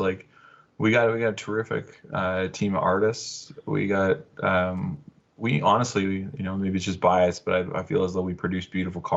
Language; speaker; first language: English; native; English